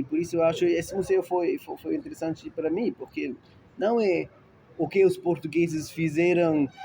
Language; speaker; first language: Portuguese; non-native, fluent; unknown